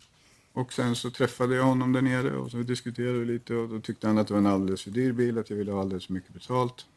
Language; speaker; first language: Swedish; native; Swedish